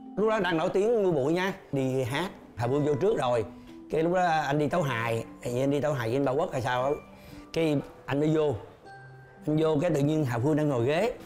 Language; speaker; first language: Vietnamese; native; Vietnamese